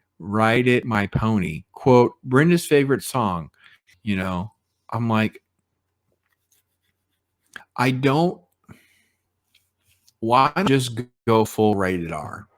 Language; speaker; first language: English; native; English